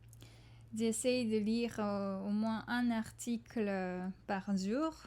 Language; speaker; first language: French; non-native, fluent; Japanese